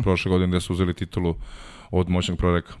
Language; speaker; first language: Serbian; native; Serbian